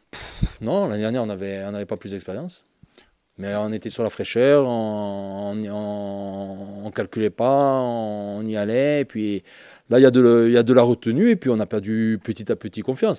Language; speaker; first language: French; native; French